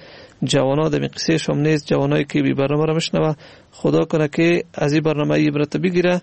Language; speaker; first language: Persian; native; Persian